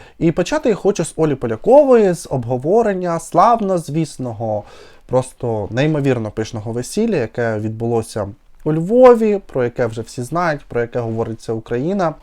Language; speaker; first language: Ukrainian; non-native, local second language; Russian